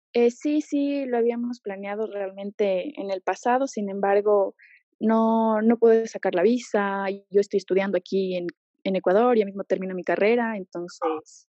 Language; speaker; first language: Spanish; native; Spanish